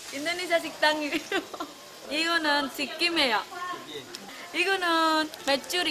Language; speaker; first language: Korean; non-native, learner; Indonesian